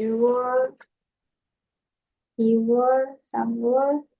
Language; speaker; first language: Korean; non-native, learner; Indonesian